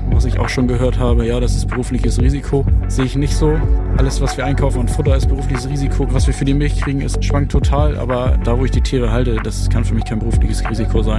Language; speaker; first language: German; native; German